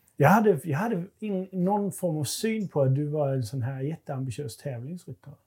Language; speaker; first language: Swedish; non-native, fluent; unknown